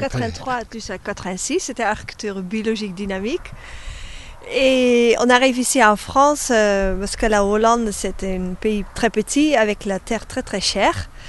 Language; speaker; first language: French; non-native, learner; Dutch